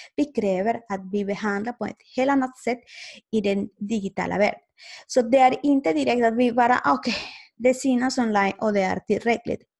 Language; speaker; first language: Swedish; non-native, fluent; Spanish